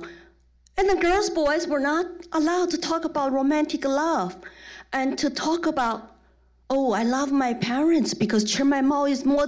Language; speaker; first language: English; non-native, fluent; Chinese